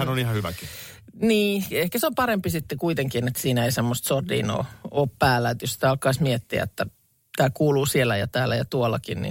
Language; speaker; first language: Finnish; native; Finnish